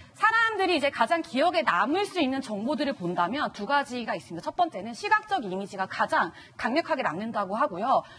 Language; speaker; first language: Korean; native; Korean